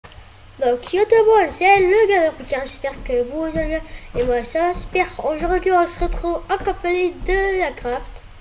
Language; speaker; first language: French; native; French